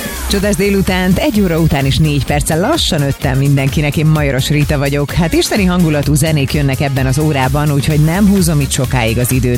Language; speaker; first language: Hungarian; native; Hungarian